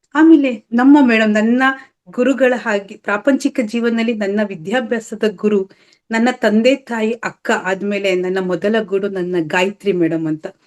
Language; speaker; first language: Kannada; native; Kannada